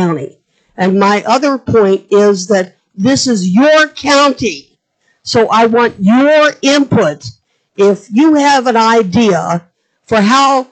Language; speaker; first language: English; native; English